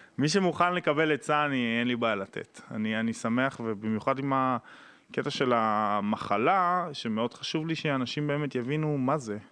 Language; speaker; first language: Hebrew; native; Hebrew